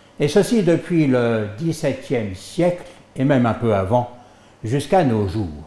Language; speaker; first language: French; native; French